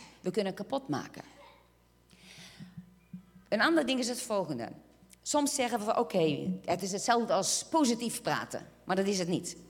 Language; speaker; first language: Dutch; non-native, fluent; Portuguese